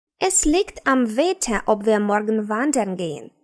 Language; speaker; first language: German; non-native, fluent; Ukrainian